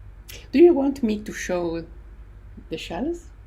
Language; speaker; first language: English; non-native, learner; Spanish